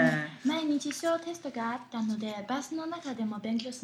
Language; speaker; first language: Japanese; non-native, learner; Chinese